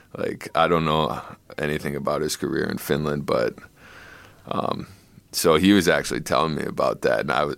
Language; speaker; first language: English; native; English